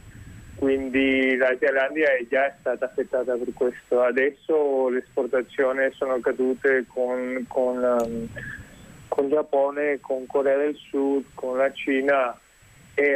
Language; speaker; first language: Italian; non-native, fluent; Spanish